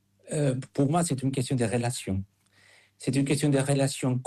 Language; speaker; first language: French; non-native, fluent; Spanish